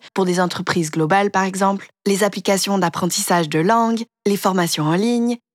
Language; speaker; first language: French; early bilingual, heritage; French